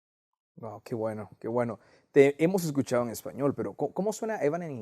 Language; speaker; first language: Spanish; native; Spanish